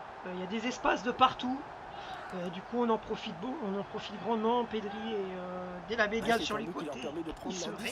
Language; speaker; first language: French; native; French